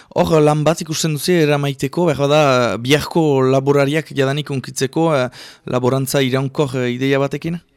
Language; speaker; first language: Basque; native; Basque